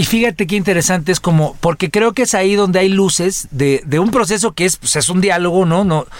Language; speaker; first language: Spanish; native; Spanish